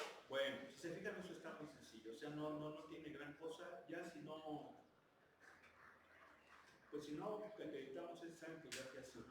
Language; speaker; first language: Spanish; native; Spanish